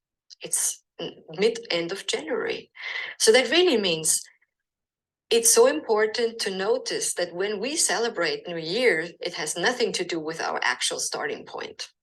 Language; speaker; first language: English; non-native, fluent; German